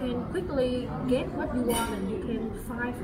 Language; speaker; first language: English; non-native, learner; Vietnamese